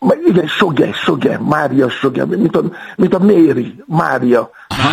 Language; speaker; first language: Hungarian; non-native, fluent; Yoruba